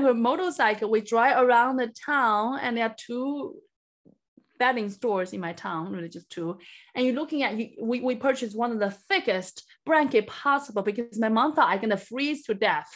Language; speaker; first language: English; non-native, fluent; Chinese